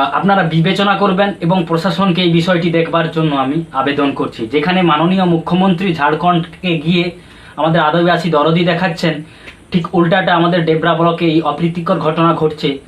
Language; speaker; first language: Bangla; non-native, local second language; Santali